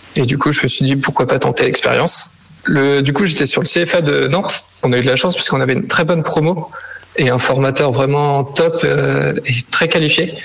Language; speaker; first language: French; native; French